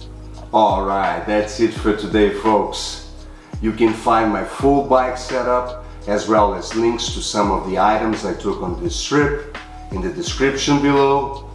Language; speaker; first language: English; non-native, fluent; Portuguese